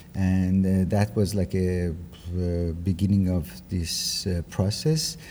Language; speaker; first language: English; non-native, fluent; Persian